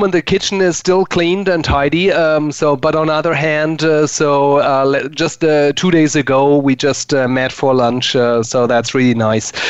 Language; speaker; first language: English; non-native, fluent; German